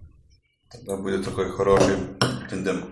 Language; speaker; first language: Russian; non-native, local second language; Lithuanian